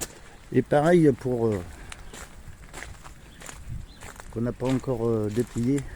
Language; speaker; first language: French; native; French